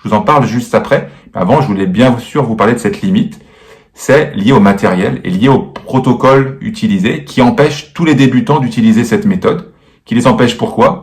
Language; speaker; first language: French; native; French